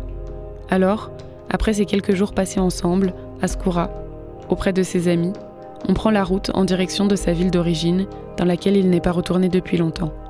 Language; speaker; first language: French; native; French